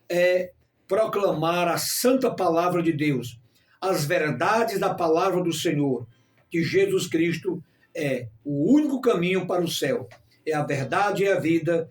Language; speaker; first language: Portuguese; native; Portuguese